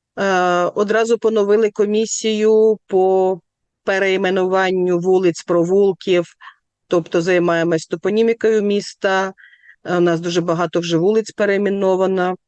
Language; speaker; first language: Ukrainian; native; Ukrainian